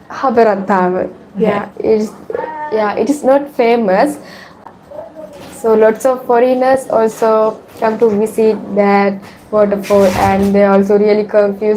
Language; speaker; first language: English; non-native, learner; Sinhala